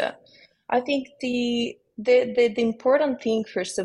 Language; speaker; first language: English; non-native, fluent; Italian